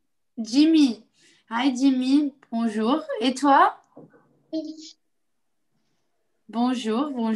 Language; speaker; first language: French; non-native, local second language; Arabic